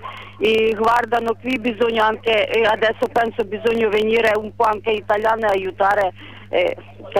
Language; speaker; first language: Italian; non-native, learner; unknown